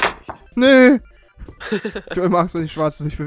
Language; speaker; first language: German; native; German